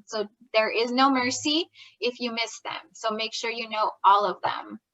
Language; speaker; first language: English; native; English